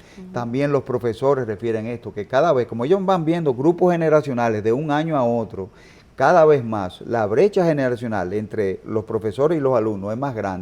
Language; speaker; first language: Spanish; native; Spanish